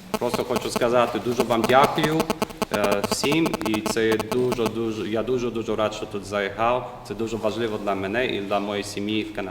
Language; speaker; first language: Ukrainian; early bilingual, heritage; English